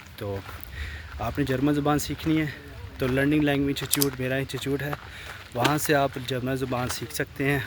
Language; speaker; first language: Urdu; non-native, local second language; Punjabi